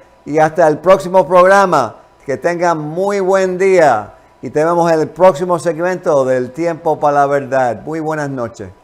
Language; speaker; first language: Spanish; non-native, fluent; English